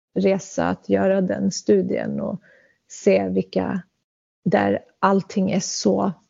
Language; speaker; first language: Swedish; early bilingual, other home language; Central Kurdish